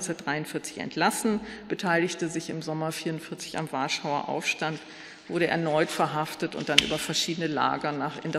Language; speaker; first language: German; native; German